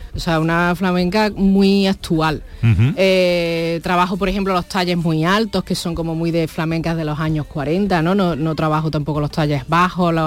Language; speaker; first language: Spanish; native; Spanish